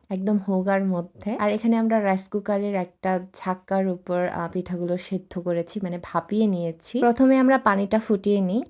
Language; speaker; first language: Bangla; non-native, local second language; Chakma